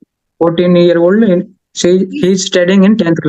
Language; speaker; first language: English; non-native, learner; Haryanvi